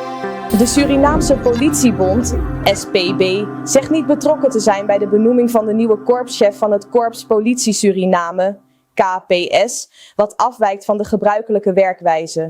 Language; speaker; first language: Dutch; native; Dutch